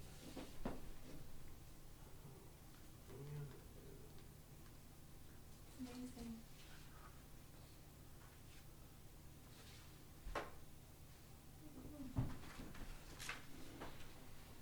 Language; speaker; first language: English; native; English